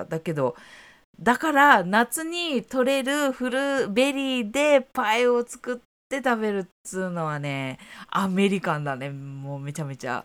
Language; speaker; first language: Japanese; native; Japanese